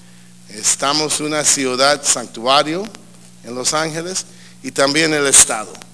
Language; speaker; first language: Spanish; early bilingual, heritage; English